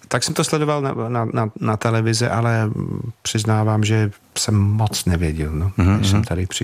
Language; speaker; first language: Czech; non-native, fluent; English